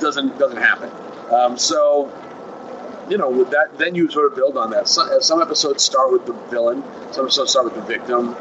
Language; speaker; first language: English; native; English